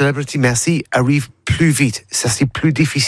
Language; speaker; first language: French; non-native, learner; English